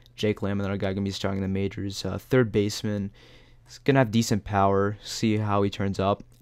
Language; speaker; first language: English; native; English